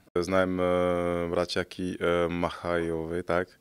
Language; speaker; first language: Polish; non-native, fluent; French